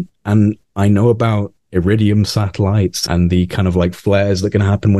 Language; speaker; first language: English; native; English